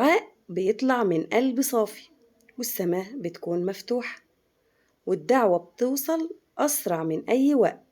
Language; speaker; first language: Arabic; native; Arabic